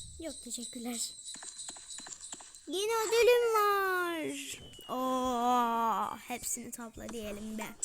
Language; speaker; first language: Turkish; native; Turkish